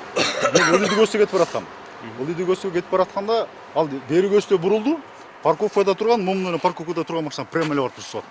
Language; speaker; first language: Kyrgyz; native; Kyrgyz